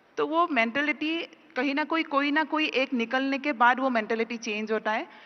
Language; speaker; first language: Hindi; non-native, local second language; Assamese